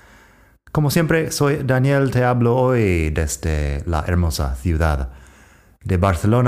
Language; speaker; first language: Spanish; non-native, fluent; English